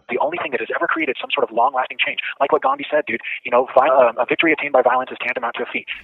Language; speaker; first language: English; native; English